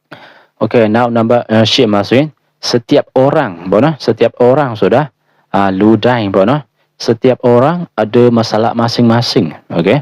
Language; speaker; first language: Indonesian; non-native, fluent; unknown